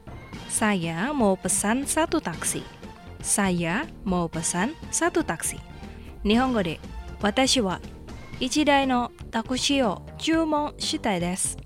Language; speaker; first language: Japanese; non-native, fluent; Indonesian